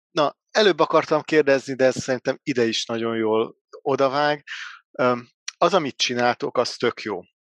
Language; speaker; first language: Hungarian; native; Hungarian